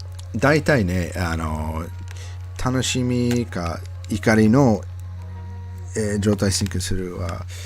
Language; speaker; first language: Japanese; non-native, learner; English